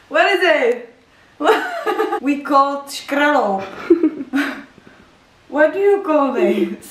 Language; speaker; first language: English; non-native, learner; Czech